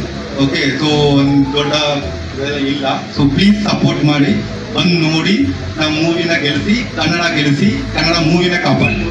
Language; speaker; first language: Kannada; non-native, local second language; Malayalam